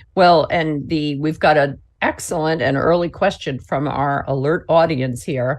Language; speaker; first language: English; native; English